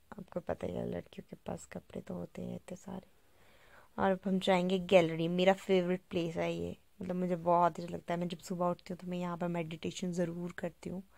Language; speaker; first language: Hindi; native; Hindi